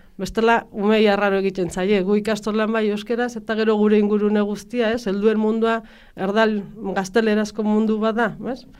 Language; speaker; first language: Basque; native; Basque